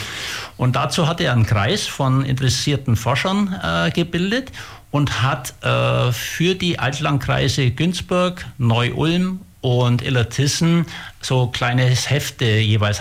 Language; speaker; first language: German; native; German